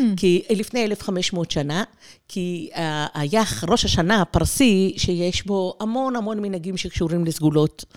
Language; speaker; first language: Hebrew; early bilingual, other home language; Persian